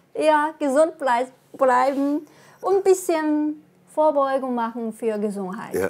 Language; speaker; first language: German; non-native, learner; Chinese